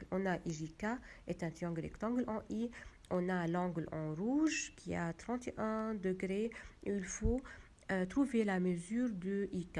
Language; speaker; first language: French; non-native, local second language; Arabic